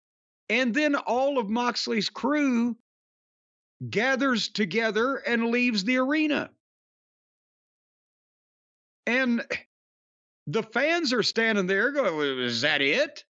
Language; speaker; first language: English; native; English